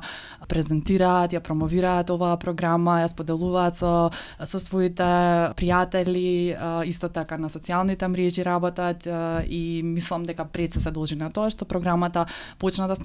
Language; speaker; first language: Macedonian; native; Macedonian